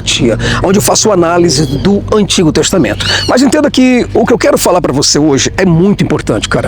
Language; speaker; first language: Portuguese; native; Portuguese